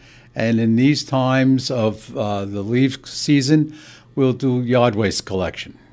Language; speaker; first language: English; native; English